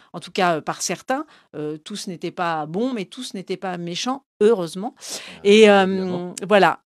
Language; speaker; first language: French; native; French